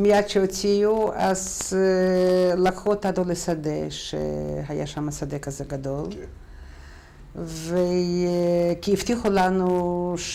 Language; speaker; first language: Hebrew; non-native, fluent; Russian